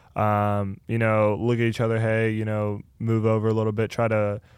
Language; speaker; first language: English; early bilingual, other home language; Spanish